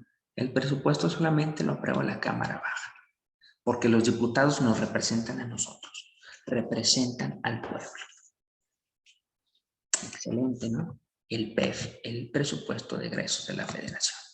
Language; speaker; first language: Spanish; native; Spanish